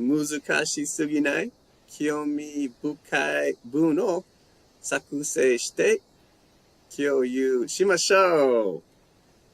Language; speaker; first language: Japanese; non-native, learner; English